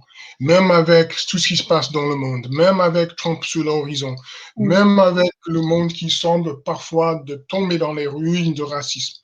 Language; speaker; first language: French; non-native, fluent; English